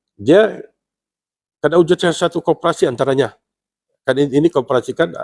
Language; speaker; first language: Malay; non-native, local second language; Central Dusun